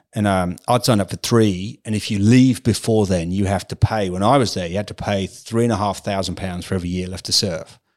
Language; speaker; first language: English; native; English